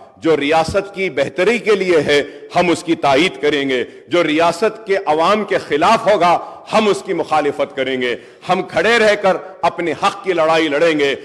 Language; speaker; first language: Urdu; native; Urdu